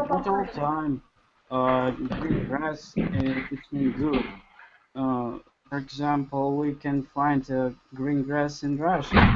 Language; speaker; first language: English; non-native, learner; Russian